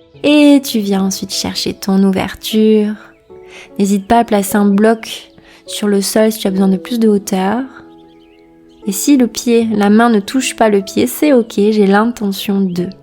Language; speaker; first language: French; native; French